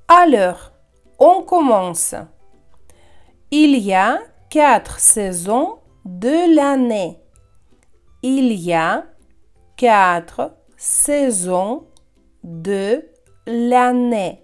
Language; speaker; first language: French; non-native, fluent; Russian